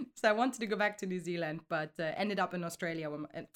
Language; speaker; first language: English; non-native, fluent; German